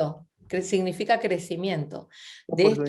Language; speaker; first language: Spanish; native; Spanish